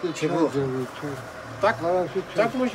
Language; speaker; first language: Russian; non-native, fluent; Dutch